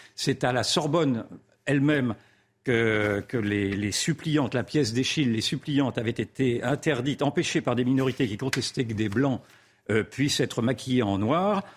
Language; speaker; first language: French; native; French